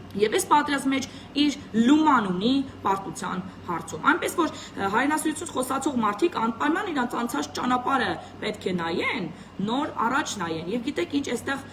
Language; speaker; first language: Armenian; native; Armenian